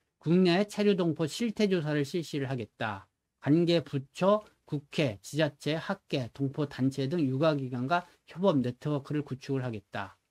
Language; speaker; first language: Korean; native; Korean